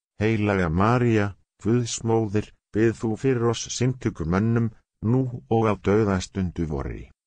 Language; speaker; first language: Icelandic; non-native, learner; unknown